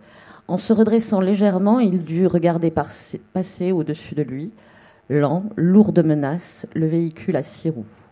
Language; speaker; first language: French; native; French